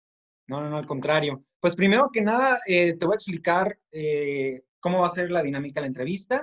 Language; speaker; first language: Spanish; native; Spanish